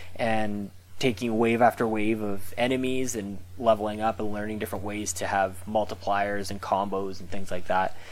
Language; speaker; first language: English; native; English